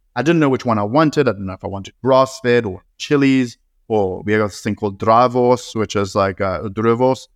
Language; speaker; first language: English; native; English